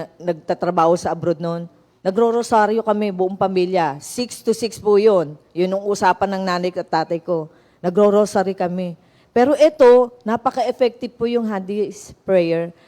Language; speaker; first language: Filipino; native; Filipino